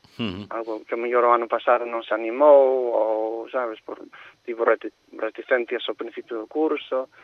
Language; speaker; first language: Galician; non-native, fluent; English